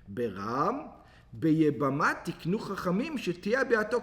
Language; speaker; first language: Hebrew; non-native, fluent; English